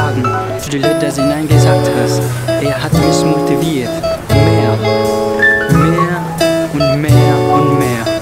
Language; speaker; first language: German; non-native, learner; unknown